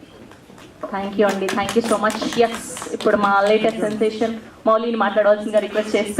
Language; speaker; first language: Telugu; native; Telugu